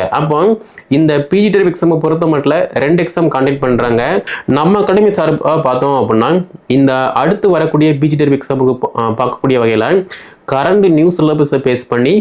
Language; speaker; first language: Tamil; native; Tamil